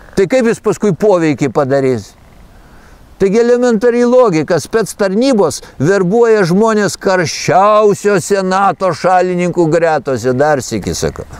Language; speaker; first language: Lithuanian; native; Lithuanian